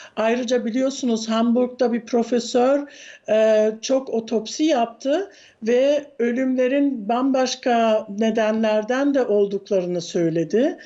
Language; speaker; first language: Turkish; early bilingual, heritage; Turkish